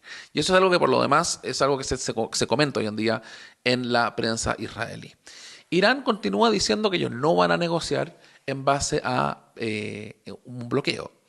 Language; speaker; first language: Spanish; native; Spanish